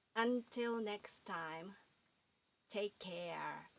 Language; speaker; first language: English; non-native, fluent; Japanese